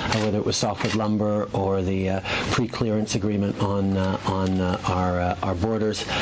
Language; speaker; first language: English; early bilingual, other home language; French